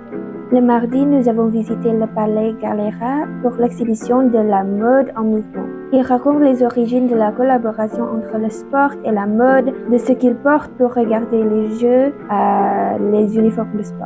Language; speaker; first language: French; non-native, learner; Indonesian